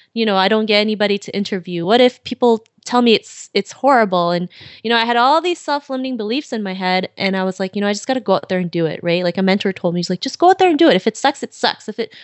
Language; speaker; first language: English; early bilingual, other home language; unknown